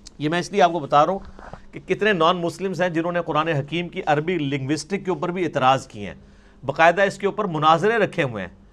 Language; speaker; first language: Urdu; non-native, local second language; Punjabi